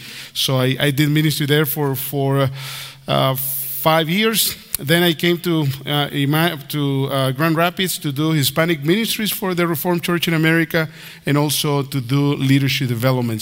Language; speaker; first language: English; non-native, fluent; Spanish